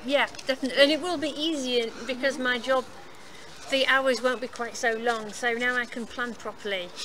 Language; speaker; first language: English; native; English